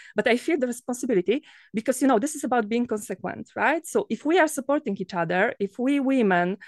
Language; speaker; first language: English; non-native, fluent; Polish